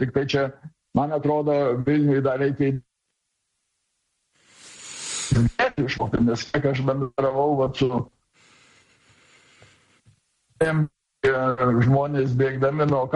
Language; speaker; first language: Lithuanian; native; Lithuanian